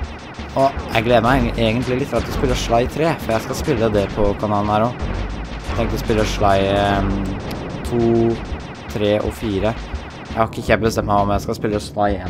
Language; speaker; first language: Norwegian; native; Norwegian